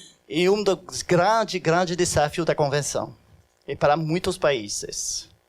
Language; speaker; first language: Portuguese; non-native, fluent; French